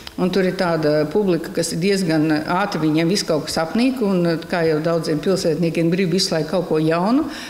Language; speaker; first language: Latvian; native; Latvian